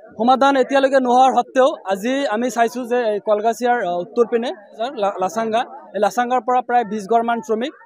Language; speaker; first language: Assamese; non-native, local second language; Bangla